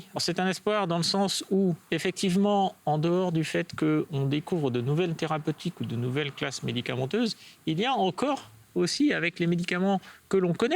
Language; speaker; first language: French; native; French